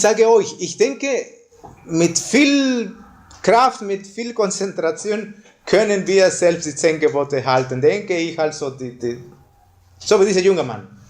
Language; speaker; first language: German; non-native, fluent; Spanish